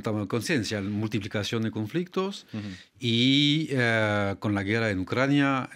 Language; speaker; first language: Spanish; non-native, fluent; French